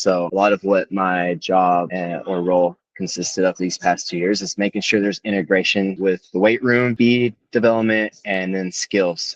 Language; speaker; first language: English; native; English